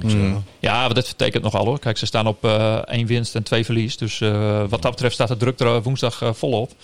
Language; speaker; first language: Dutch; native; Dutch